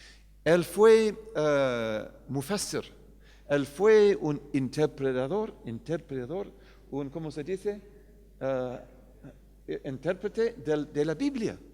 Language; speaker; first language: Spanish; non-native, fluent; English